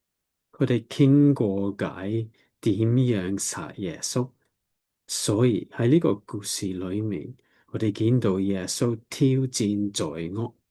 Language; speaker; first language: Cantonese; non-native, learner; English